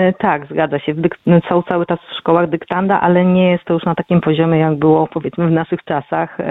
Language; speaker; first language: Polish; native; Polish